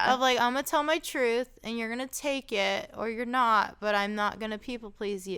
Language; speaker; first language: English; native; English